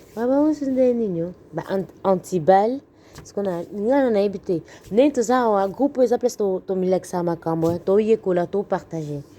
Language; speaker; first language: Lingala; native; Lingala